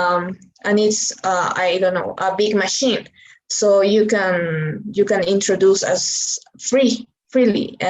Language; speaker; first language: English; non-native, learner; Spanish